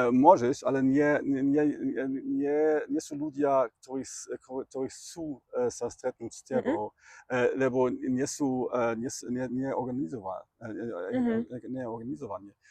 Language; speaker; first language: Slovak; non-native, learner; German